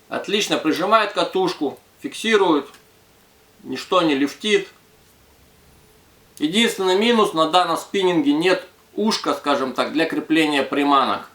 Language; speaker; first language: Russian; native; Russian